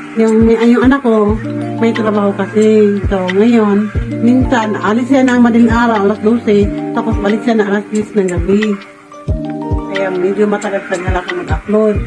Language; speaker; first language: Filipino; non-native, local second language; Cebuano